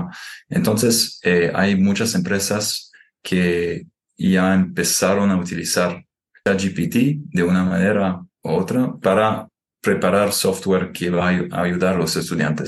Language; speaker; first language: Spanish; non-native, fluent; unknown